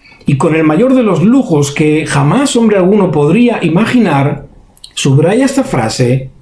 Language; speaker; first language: Spanish; native; Spanish